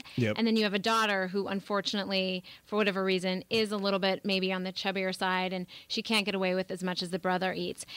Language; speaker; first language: English; native; English